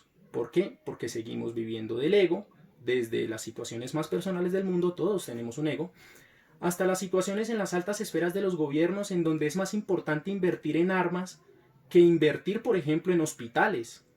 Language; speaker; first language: Spanish; native; Spanish